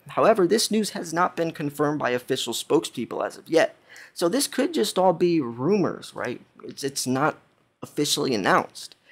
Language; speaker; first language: English; native; English